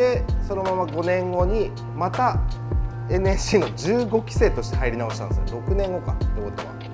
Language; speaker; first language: Japanese; native; Japanese